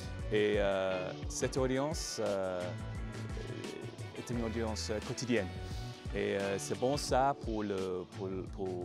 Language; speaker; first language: French; non-native, fluent; English